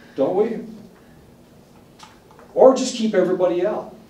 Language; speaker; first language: English; native; English